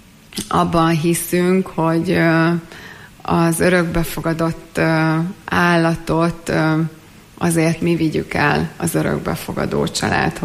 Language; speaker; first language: Hungarian; native; Hungarian